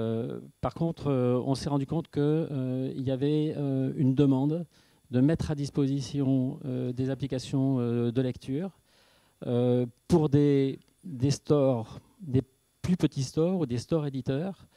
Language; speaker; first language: French; native; French